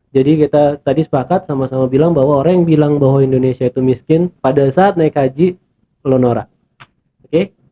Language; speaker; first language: Indonesian; native; Indonesian